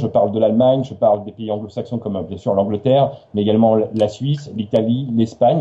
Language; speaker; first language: French; native; French